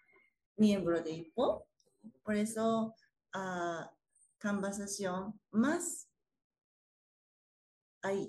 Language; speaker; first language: Spanish; non-native, learner; Japanese